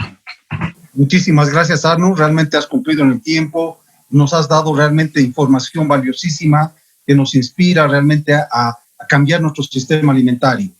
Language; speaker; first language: Spanish; native; Spanish